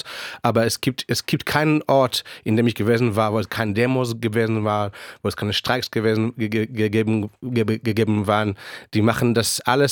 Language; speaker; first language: German; non-native, fluent; Hebrew